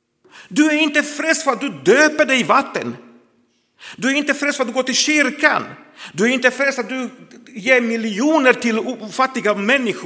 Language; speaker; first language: Swedish; non-native, fluent; Croatian